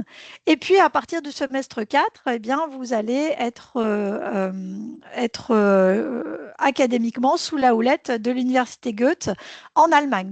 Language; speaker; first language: French; native; French